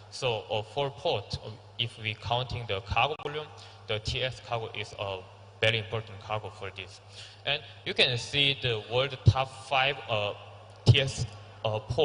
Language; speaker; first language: English; non-native, learner; Korean